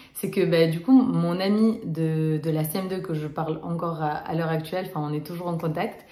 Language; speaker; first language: French; early bilingual, other home language; Romanian